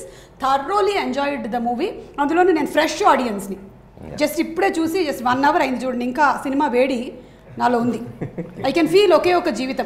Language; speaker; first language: Telugu; native; Telugu